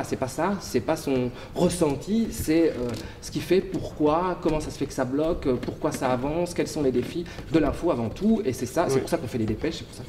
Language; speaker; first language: French; native; French